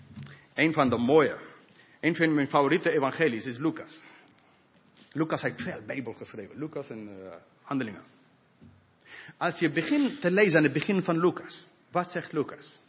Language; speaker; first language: Dutch; non-native, fluent; English